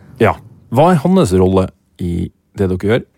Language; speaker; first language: Norwegian; native; Norwegian